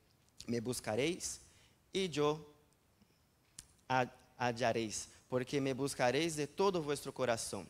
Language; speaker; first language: Spanish; non-native, fluent; Portuguese